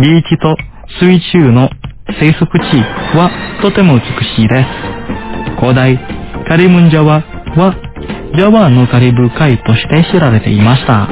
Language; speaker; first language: Japanese; non-native, fluent; Indonesian